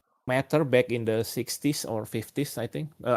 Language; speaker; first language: English; non-native, learner; Indonesian